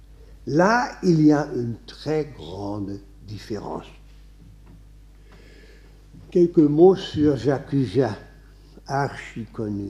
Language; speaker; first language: French; non-native, fluent; Dutch